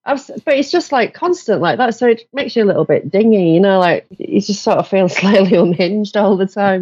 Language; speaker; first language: English; native; English